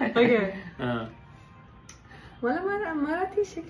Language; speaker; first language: Marathi; non-native, learner; Persian